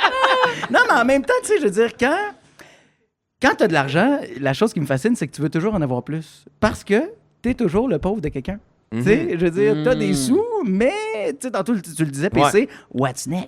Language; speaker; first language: French; native; French